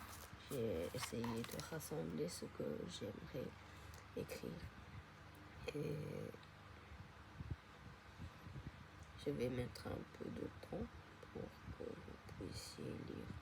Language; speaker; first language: French; non-native, fluent; Japanese